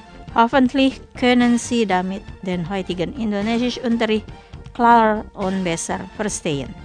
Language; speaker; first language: German; non-native, fluent; Indonesian